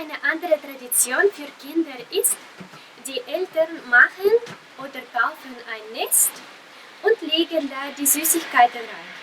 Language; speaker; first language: German; non-native, fluent; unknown